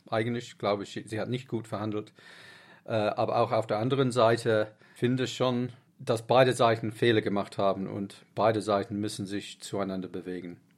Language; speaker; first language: German; non-native, fluent; English